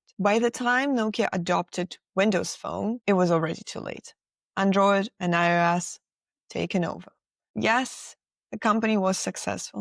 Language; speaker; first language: English; non-native, fluent; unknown